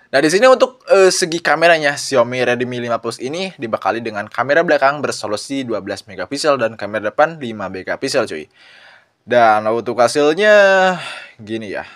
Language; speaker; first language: Indonesian; non-native, local second language; Sundanese